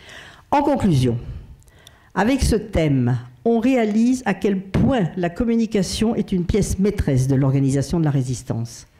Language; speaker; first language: French; native; French